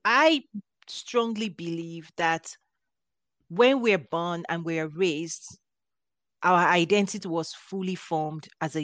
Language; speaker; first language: English; non-native, local second language; Yoruba